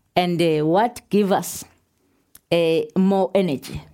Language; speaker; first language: English; non-native, local second language; Xhosa